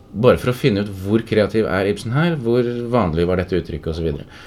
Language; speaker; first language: Norwegian; native; Norwegian